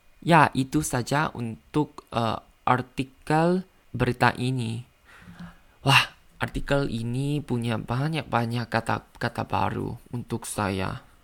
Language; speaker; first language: Indonesian; non-native, learner; Thai